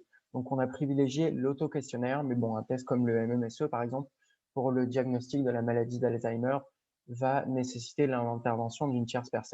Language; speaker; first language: French; native; French